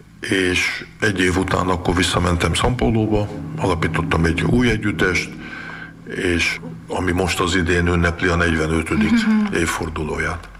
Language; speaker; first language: Hungarian; early bilingual, heritage; Hungarian